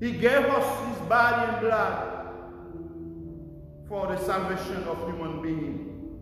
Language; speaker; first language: English; non-native, fluent; Haitian Creole